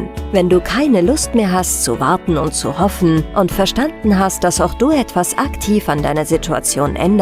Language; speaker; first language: German; native; German